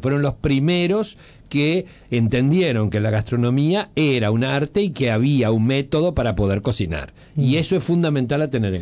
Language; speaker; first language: Spanish; native; Spanish